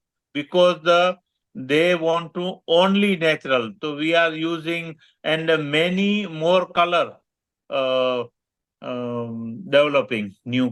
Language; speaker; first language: English; non-native, learner; Gujarati